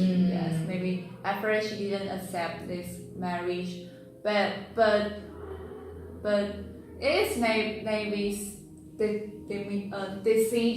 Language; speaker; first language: English; non-native, learner; Chinese